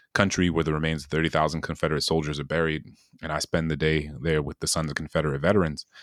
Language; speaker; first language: English; native; English